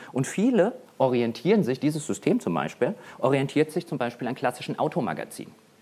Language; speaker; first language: German; native; German